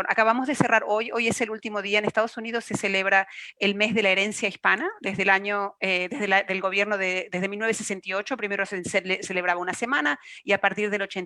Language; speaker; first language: Spanish; native; Spanish